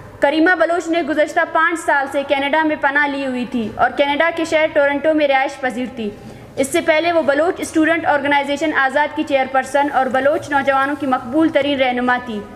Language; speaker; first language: Urdu; non-native, local second language; Baluchi